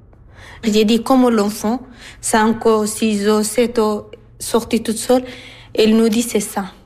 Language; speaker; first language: French; non-native, learner; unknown